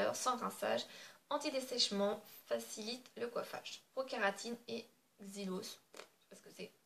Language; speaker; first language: French; native; French